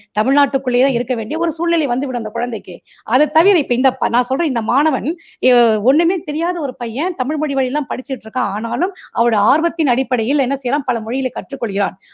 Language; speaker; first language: Tamil; non-native, local second language; Marathi